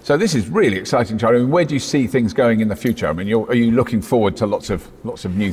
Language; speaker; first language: English; native; English